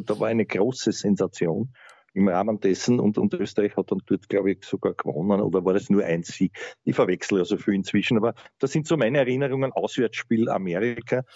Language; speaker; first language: German; native; German